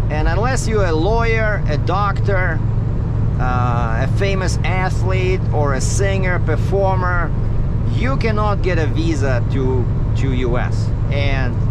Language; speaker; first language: English; native; English